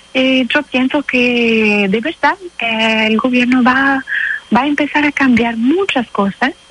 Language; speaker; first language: Spanish; non-native, fluent; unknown